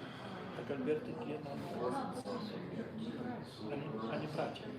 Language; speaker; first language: Russian; native; Russian